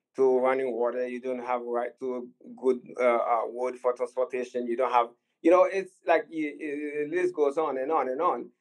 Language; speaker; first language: English; non-native, fluent; Haitian Creole